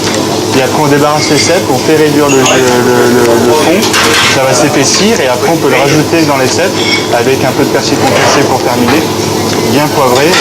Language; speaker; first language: French; native; French